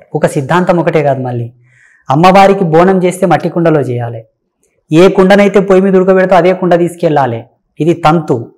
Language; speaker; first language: Telugu; native; Telugu